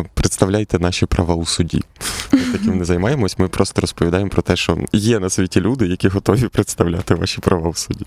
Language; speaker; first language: Ukrainian; non-native, local second language; Russian